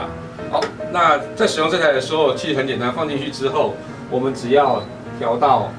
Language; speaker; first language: Chinese; native; Chinese